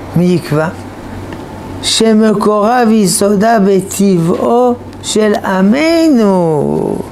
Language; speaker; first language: Hebrew; non-native, fluent; French